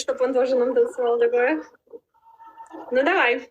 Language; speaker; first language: Russian; native; Russian